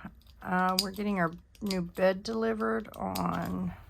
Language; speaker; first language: English; native; English